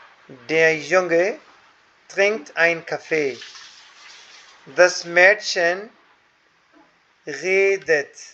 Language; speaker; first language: German; non-native, fluent; Hindi